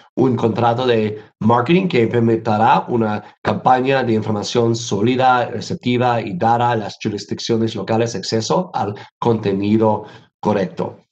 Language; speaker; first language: Spanish; non-native, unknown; English